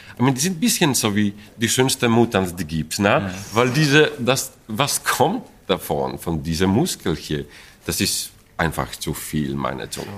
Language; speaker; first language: German; non-native, fluent; Polish